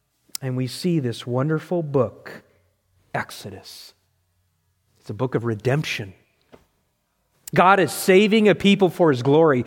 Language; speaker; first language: English; native; English